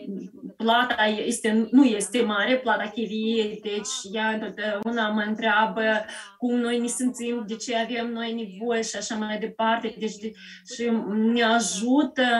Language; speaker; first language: Romanian; early bilingual, heritage; Romanian